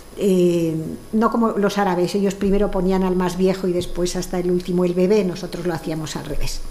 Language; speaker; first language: Spanish; early bilingual, other home language; French